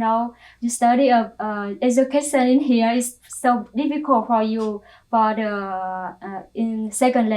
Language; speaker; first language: English; non-native, learner; Vietnamese